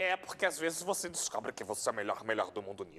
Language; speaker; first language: Portuguese; native; Portuguese